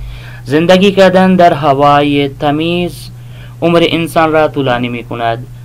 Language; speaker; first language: Persian; non-native, fluent; Urdu